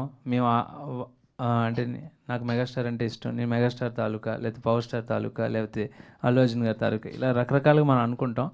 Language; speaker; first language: Telugu; native; Telugu